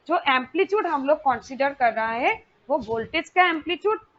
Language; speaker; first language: Hindi; non-native, local second language; Bangla